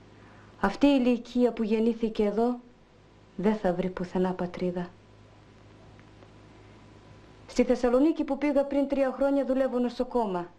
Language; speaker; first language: Greek; early bilingual, heritage; Greek